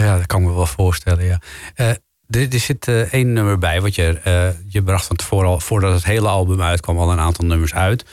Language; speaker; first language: Dutch; native; Dutch